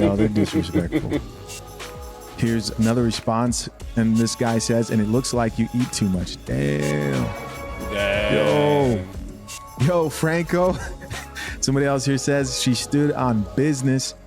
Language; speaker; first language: English; native; English